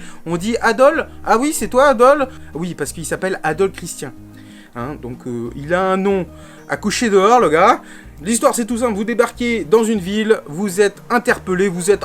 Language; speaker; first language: French; native; French